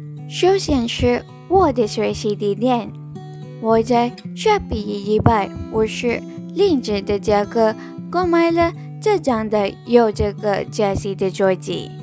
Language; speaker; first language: Chinese; non-native, learner; Malay